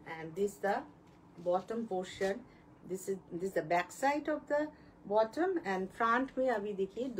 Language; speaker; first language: Hindi; non-native, local second language; Bangla